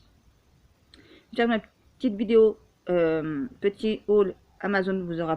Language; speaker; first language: French; native; French